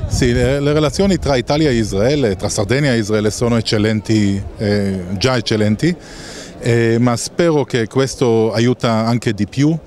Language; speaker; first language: Italian; non-native, learner; Hebrew